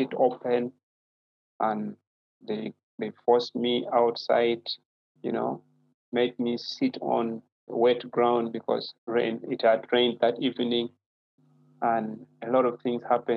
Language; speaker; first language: English; non-native, local second language; Acoli